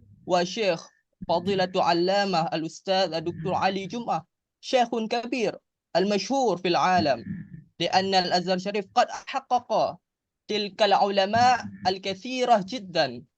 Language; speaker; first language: Arabic; non-native, learner; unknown